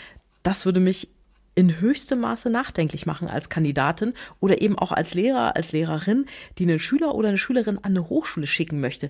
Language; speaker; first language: German; native; German